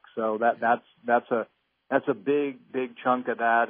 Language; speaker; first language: English; native; English